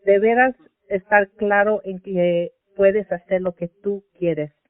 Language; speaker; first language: Spanish; early bilingual, heritage; Spanish